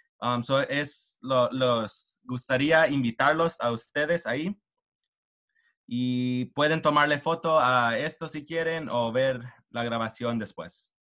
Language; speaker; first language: Spanish; early bilingual, heritage; Spanish